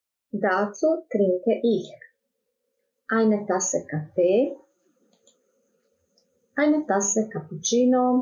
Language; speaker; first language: German; non-native, fluent; Croatian